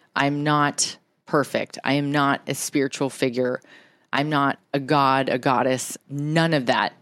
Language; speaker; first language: English; early bilingual, other home language; Japanese